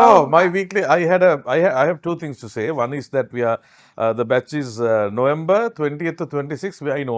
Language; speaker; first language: English; non-native, local second language; Sinhala